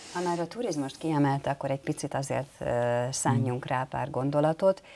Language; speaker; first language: Hungarian; native; Hungarian